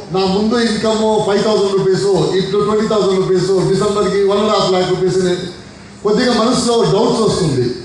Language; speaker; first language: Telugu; non-native, fluent; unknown